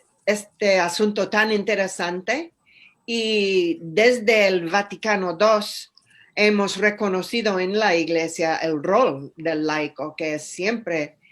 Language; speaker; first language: Spanish; non-native, fluent; English